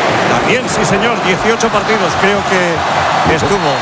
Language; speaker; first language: Spanish; native; Spanish